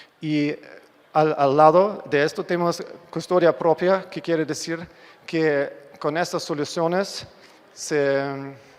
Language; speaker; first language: Spanish; non-native, fluent; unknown